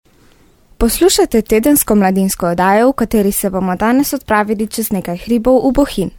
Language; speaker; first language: Slovenian; native; Slovenian